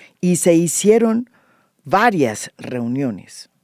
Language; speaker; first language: Spanish; native; Spanish